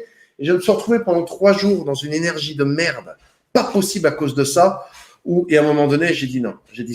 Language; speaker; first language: French; native; French